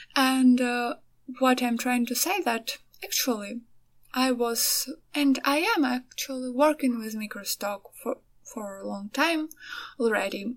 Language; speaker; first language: English; non-native, fluent; Ukrainian